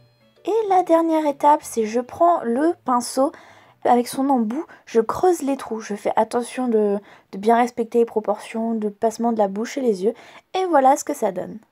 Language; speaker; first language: French; native; French